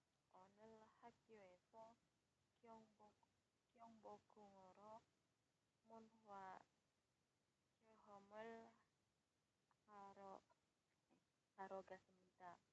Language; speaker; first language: Korean; non-native, learner; Indonesian